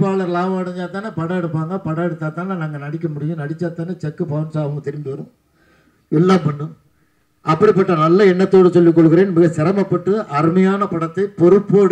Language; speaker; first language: Tamil; native; Tamil